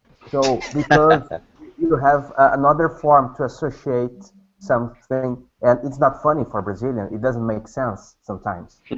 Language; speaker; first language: English; non-native, learner; Portuguese